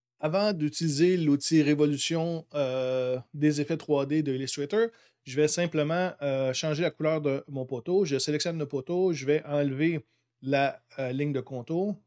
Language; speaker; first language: French; native; French